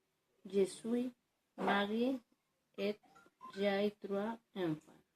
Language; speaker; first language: French; non-native, learner; Spanish